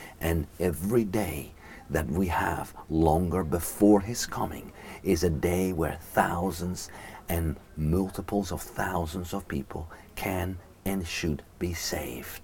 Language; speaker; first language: English; native; English